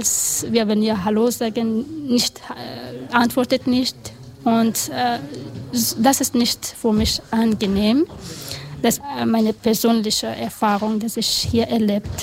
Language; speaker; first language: German; non-native, learner; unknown